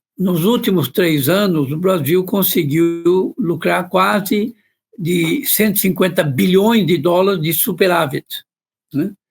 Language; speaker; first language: Portuguese; non-native, fluent; Chinese